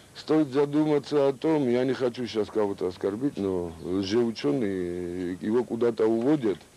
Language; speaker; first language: Russian; non-native, local second language; Georgian